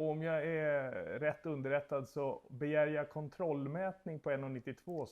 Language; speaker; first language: Swedish; native; Swedish